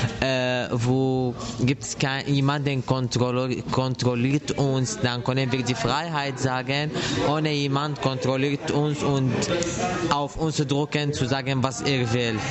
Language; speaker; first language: German; non-native, learner; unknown